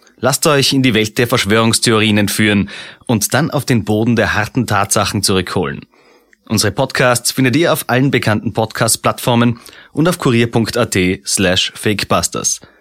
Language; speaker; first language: German; native; German